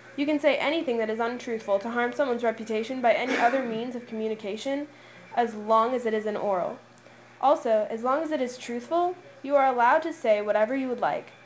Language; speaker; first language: English; native; English